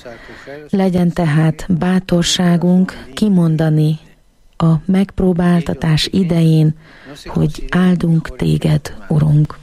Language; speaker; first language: Hungarian; native; Hungarian